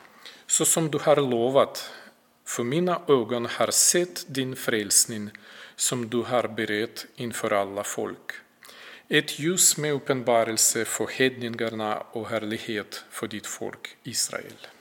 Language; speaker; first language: Swedish; non-native, fluent; Russian